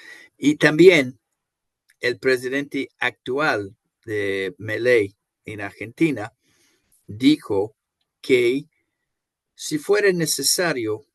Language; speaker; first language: Spanish; non-native, fluent; Portuguese